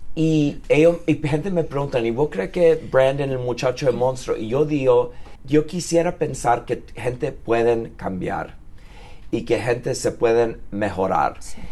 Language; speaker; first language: Spanish; early bilingual, heritage; Spanish